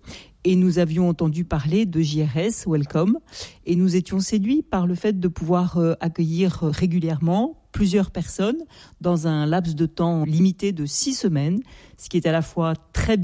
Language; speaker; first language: French; native; French